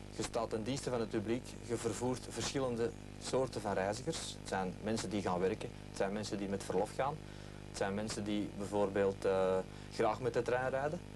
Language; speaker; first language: Dutch; native; Dutch